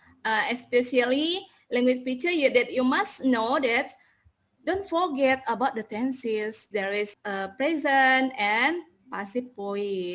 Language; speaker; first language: English; non-native, learner; Indonesian